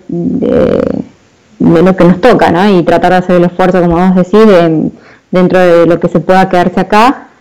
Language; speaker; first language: Spanish; native; Spanish